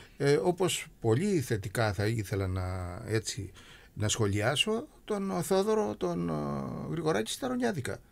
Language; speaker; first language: Greek; native; Greek